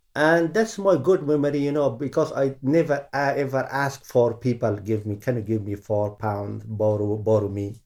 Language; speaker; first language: English; non-native, learner; Persian